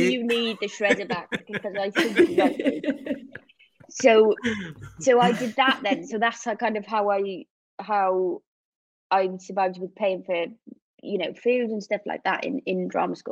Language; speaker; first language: English; native; English